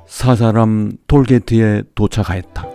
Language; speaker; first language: Korean; native; Korean